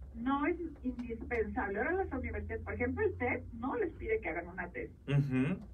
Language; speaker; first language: Spanish; native; Spanish